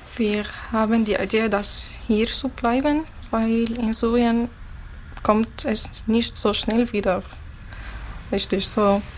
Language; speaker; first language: German; non-native, learner; Arabic